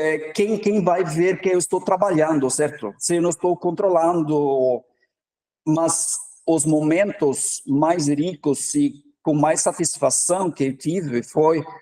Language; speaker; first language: Portuguese; non-native, fluent; Norwegian